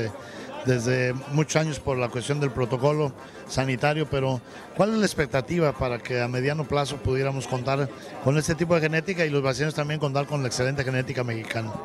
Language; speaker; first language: Spanish; native; Spanish